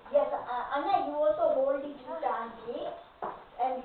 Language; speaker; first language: English; non-native, local second language; Tamil